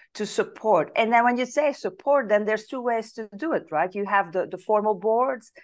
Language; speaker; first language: English; non-native, fluent; Dutch